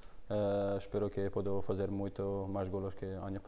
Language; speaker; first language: Portuguese; non-native, learner; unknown